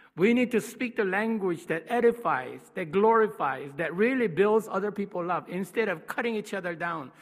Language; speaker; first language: English; non-native, fluent; Korean